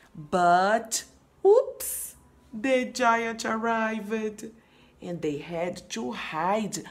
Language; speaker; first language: English; non-native, fluent; Portuguese